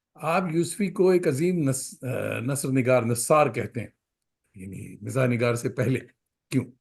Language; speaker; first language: Urdu; native; Urdu